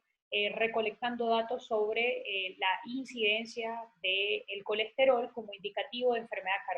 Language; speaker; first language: Spanish; native; Spanish